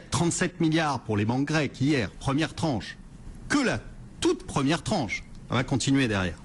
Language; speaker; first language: French; native; French